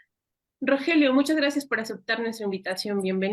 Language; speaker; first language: Spanish; native; Spanish